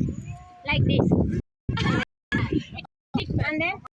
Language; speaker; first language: English; non-native, learner; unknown